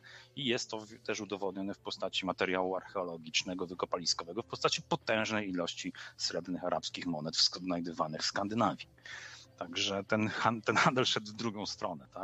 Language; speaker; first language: Polish; native; Polish